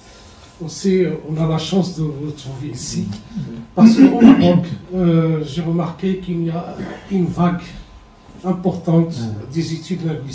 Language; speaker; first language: French; non-native, learner; Arabic